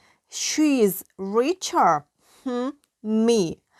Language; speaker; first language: English; non-native, fluent; Ukrainian